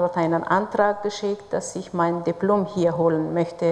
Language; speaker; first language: German; non-native, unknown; Persian